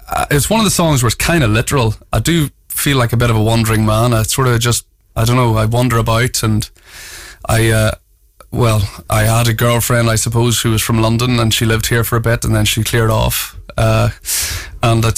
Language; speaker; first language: English; native; English